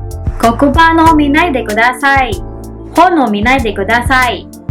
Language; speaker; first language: Japanese; non-native, learner; Filipino